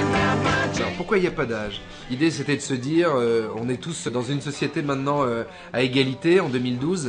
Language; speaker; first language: French; native; French